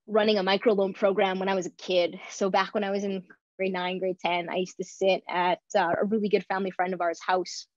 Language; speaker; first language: English; native; English